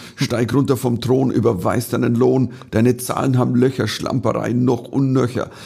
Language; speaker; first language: German; native; German